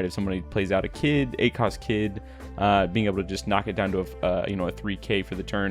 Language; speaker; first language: English; native; English